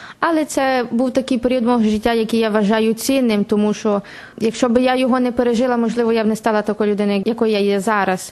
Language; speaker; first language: Ukrainian; native; Ukrainian